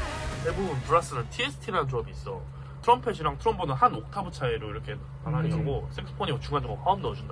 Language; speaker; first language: Korean; native; Korean